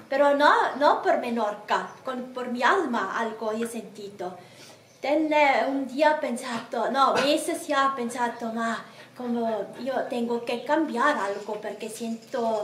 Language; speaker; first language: Spanish; non-native, learner; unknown